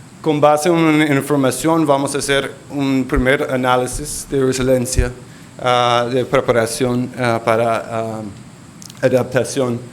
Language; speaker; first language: Spanish; non-native, local second language; English